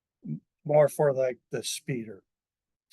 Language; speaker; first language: English; native; English